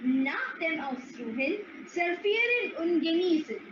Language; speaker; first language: German; non-native, learner; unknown